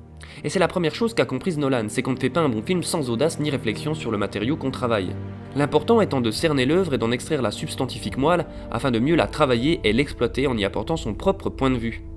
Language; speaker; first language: French; native; French